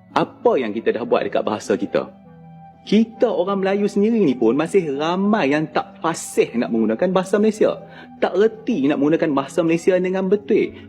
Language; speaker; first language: Malay; native; Malay